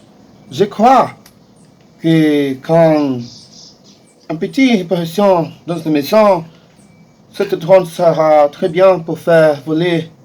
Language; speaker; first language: French; non-native, learner; Portuguese